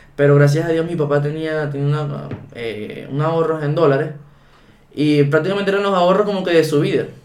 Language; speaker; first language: Spanish; native; Spanish